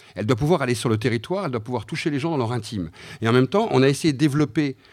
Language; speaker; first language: French; native; French